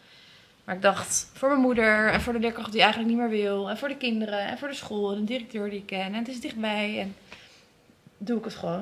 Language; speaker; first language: Dutch; native; Dutch